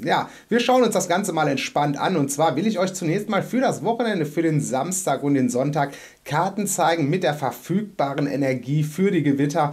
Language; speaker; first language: German; native; German